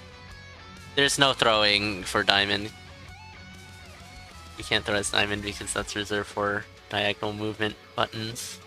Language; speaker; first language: English; native; English